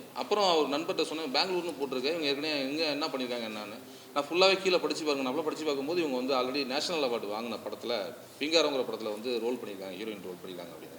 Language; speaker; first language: Tamil; native; Tamil